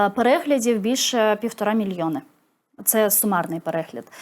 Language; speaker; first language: Ukrainian; non-native, local second language; Crimean Tatar